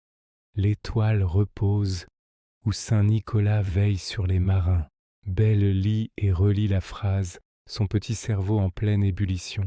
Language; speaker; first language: French; native; French